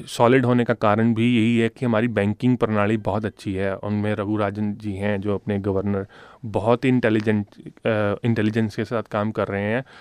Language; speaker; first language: Hindi; non-native, local second language; Punjabi